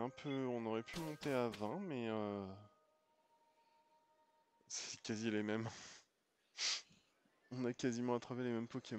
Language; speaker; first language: French; native; French